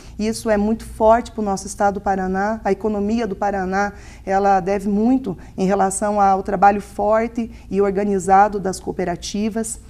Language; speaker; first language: Portuguese; native; Portuguese